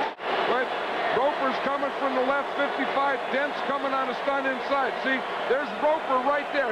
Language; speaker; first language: English; native; English